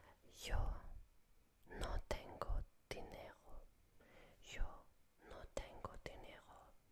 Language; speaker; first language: Spanish; non-native, learner; German